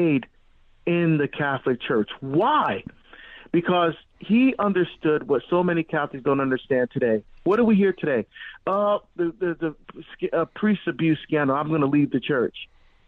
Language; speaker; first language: English; native; English